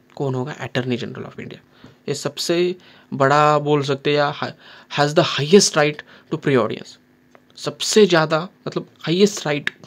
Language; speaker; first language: Hindi; non-native, local second language; Marathi